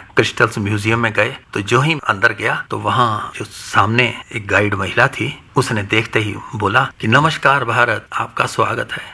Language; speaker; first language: Hindi; non-native, local second language; Punjabi